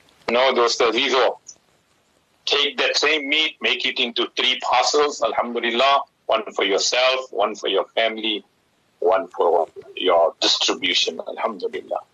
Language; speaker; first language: English; native; English